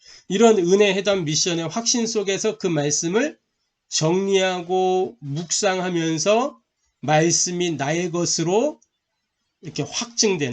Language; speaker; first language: Korean; native; Korean